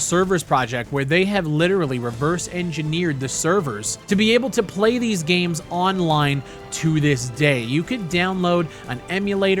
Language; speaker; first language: English; native; English